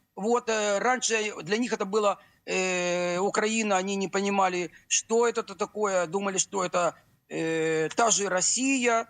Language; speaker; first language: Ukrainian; non-native, local second language; Russian